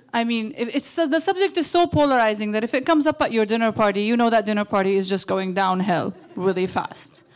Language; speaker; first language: English; early bilingual, other home language; Arabic